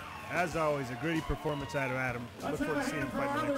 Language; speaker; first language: English; native; English